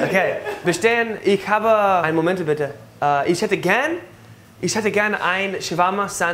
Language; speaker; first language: German; non-native, learner; English